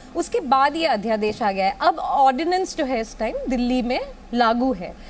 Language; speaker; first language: Hindi; native; Hindi